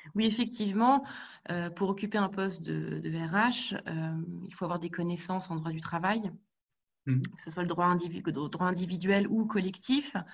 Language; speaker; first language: French; native; French